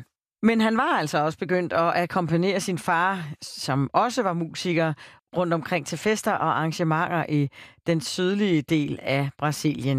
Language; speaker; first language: Danish; native; Danish